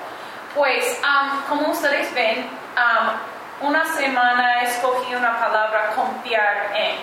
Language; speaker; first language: Spanish; non-native, fluent; English